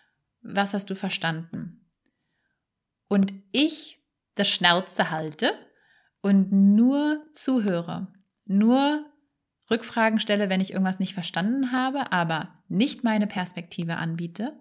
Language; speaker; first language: German; native; German